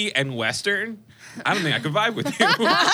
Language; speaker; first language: English; non-native, local second language; Urdu